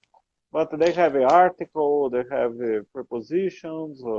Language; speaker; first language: English; non-native, learner; Portuguese